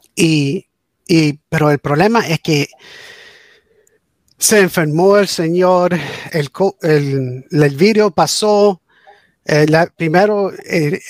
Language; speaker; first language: Spanish; early bilingual, heritage; English